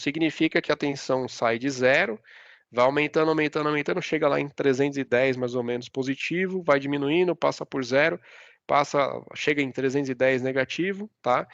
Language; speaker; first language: Portuguese; native; Portuguese